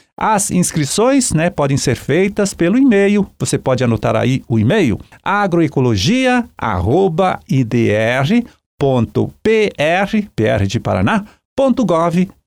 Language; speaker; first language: Portuguese; native; Portuguese